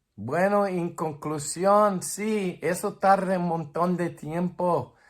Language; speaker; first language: Spanish; non-native, fluent; English